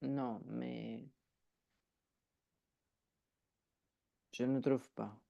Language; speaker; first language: French; non-native, learner; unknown